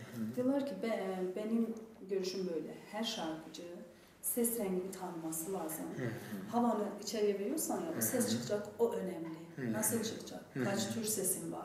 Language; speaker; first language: Turkish; non-native, fluent; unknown